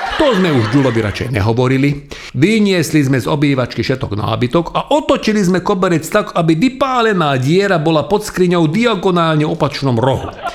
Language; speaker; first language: Slovak; non-native, local second language; Hungarian